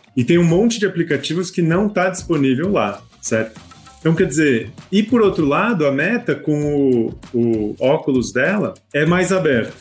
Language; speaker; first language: Portuguese; native; Portuguese